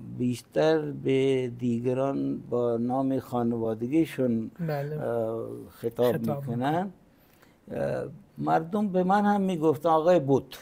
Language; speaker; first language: Persian; non-native, fluent; Punjabi